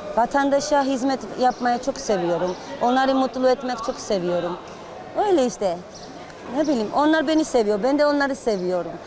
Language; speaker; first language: Turkish; non-native, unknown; Georgian